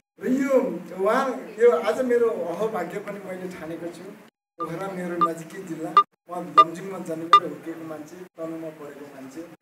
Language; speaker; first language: Nepali; native; Nepali